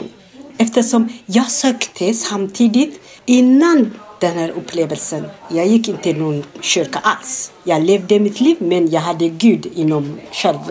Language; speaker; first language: Swedish; non-native, fluent; Amharic